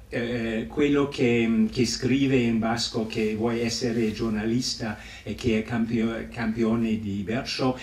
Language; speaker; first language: Italian; non-native, fluent; English